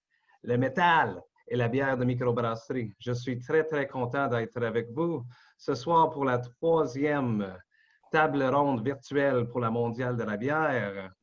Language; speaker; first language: French; non-native, local second language; English